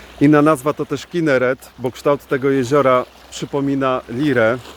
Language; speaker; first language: Polish; native; Polish